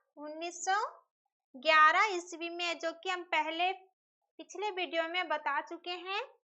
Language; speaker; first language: Hindi; native; Hindi